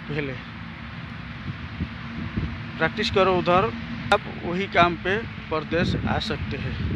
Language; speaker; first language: Hindi; non-native, local second language; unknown